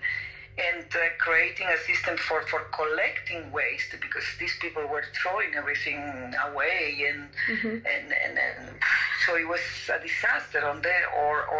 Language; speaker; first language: English; non-native, fluent; Spanish